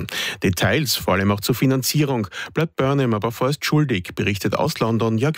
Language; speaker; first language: German; native; German